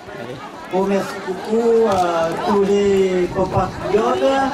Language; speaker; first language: French; non-native, learner; Khmer